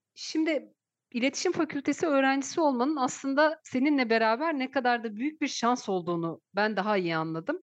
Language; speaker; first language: Turkish; native; Turkish